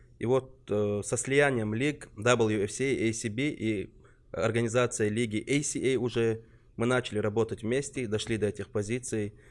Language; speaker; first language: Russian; non-native, local second language; Chechen